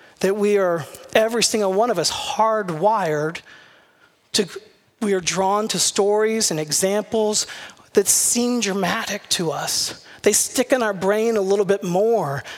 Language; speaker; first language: English; native; English